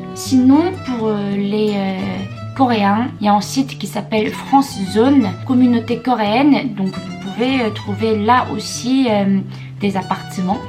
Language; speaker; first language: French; non-native, fluent; Korean